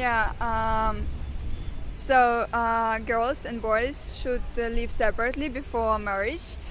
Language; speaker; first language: English; non-native, fluent; Armenian